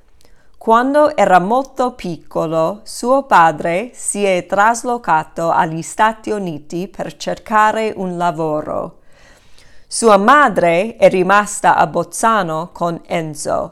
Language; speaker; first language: Italian; non-native, fluent; English